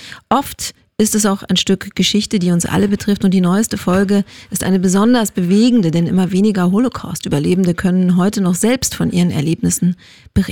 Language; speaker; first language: German; native; German